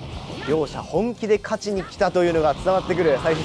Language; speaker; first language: Japanese; native; Japanese